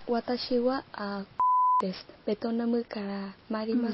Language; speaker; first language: Japanese; non-native, learner; Vietnamese